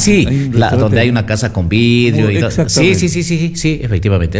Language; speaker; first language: Spanish; native; Spanish